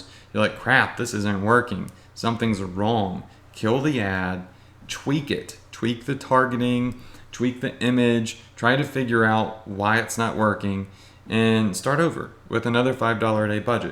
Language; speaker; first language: English; native; English